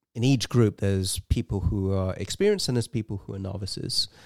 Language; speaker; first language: English; native; English